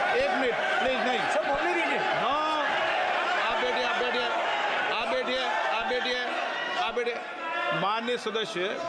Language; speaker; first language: Hindi; native; Hindi